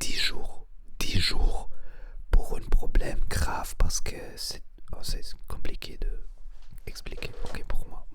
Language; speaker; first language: French; non-native, learner; Spanish